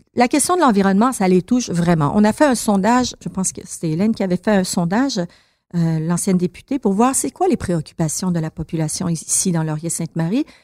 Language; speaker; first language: French; early bilingual, other home language; Persian